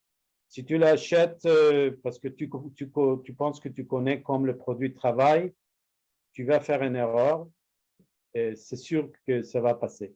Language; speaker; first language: French; non-native, learner; Spanish